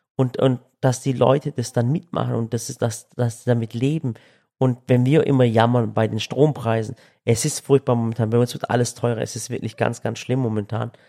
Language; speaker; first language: German; early bilingual, other home language; Turkish